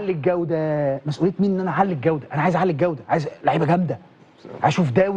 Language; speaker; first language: Arabic; native; Arabic